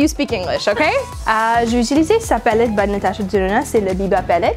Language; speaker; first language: French; non-native, learner; English